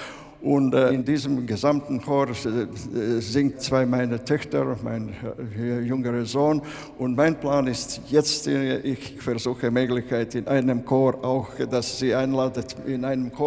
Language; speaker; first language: German; non-native, learner; Latvian